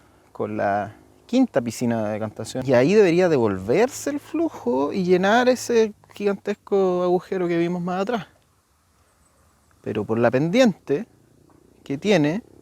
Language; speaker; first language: Spanish; native; Spanish